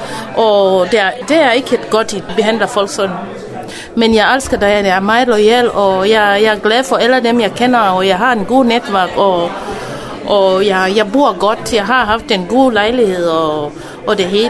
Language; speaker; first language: Danish; non-native, fluent; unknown